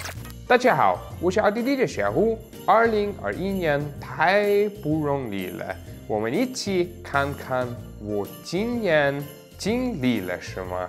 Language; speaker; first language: Chinese; non-native, fluent; German